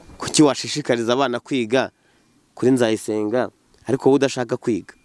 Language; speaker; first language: Kinyarwanda; native; Kinyarwanda